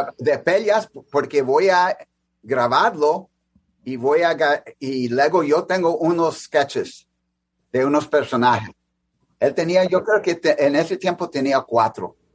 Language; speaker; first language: Spanish; early bilingual, heritage; English